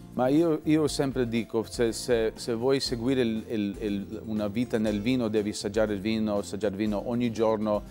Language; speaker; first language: Italian; early bilingual, other home language; English